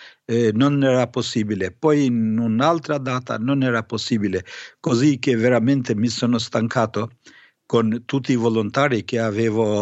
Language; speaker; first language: Italian; non-native, fluent; Albanian